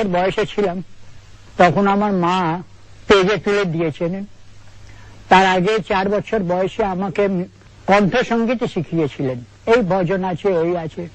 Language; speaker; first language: Bangla; non-native, local second language; Gujarati